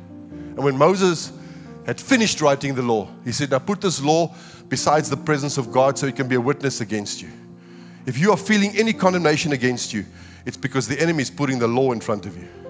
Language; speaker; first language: English; native; English